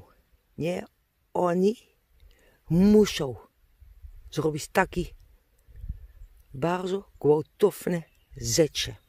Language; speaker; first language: Polish; non-native, learner; Dutch